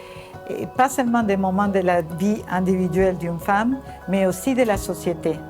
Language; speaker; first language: French; non-native, fluent; Spanish